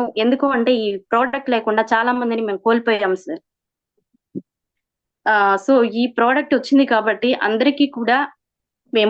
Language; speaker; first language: Telugu; native; Telugu